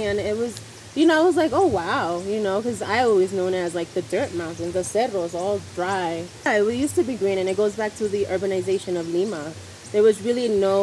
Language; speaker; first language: English; native; English